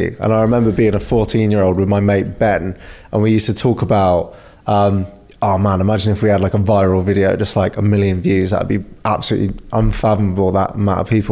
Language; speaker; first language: English; native; English